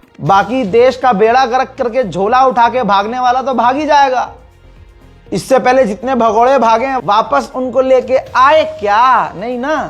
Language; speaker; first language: Hindi; native; Hindi